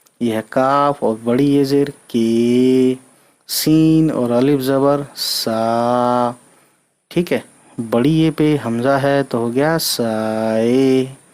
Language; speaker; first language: Urdu; native; Urdu